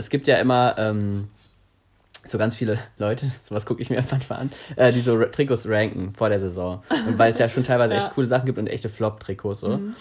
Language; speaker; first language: German; native; German